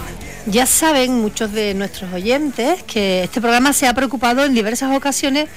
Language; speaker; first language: Spanish; native; Spanish